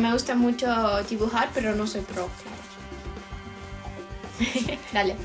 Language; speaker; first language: Spanish; non-native, fluent; Ukrainian